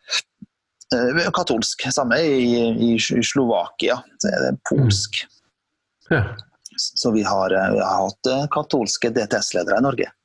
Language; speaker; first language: Norwegian; native; Norwegian